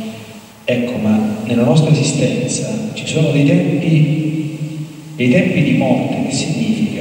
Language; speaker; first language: Italian; native; Italian